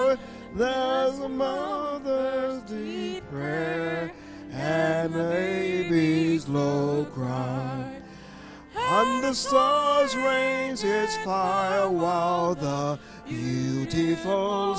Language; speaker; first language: English; native; English